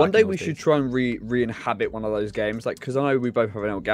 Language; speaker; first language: English; native; English